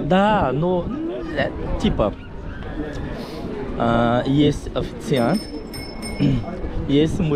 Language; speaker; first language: Russian; non-native, learner; Portuguese